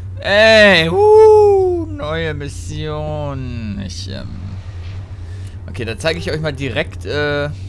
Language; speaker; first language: German; native; German